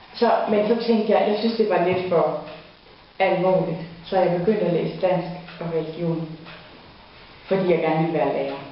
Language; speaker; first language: Danish; native; Danish